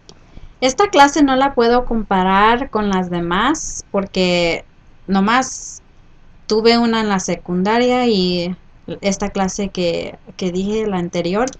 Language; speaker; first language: Spanish; early bilingual, heritage; Spanish